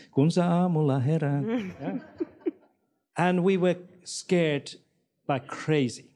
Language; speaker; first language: English; non-native, fluent; Finnish